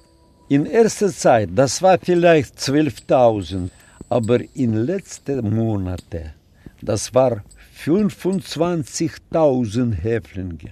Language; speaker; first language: German; non-native, learner; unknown